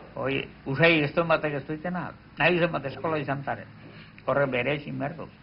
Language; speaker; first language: Basque; native; Basque